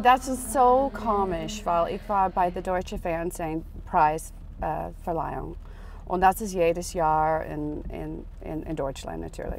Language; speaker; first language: German; non-native, learner; English